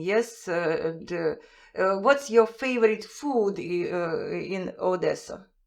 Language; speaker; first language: English; non-native, fluent; Russian